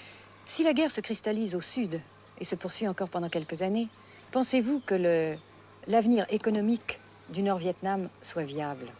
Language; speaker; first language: French; native; French